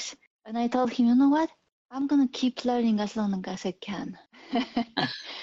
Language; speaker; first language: English; non-native, fluent; Polish